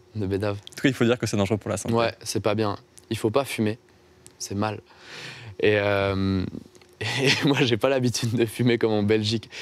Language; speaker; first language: French; native; French